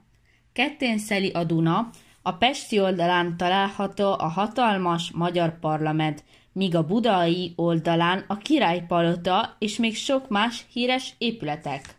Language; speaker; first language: Hungarian; early bilingual, heritage; Hungarian